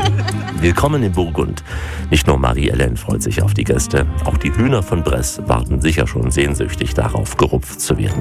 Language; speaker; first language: German; native; German